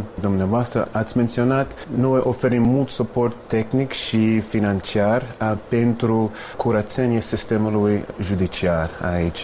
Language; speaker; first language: Romanian; non-native, fluent; English